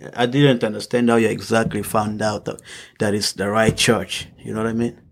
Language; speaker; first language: English; non-native, local second language; Kinyarwanda